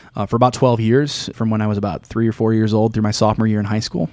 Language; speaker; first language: English; native; English